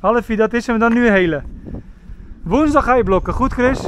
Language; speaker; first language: Dutch; native; Dutch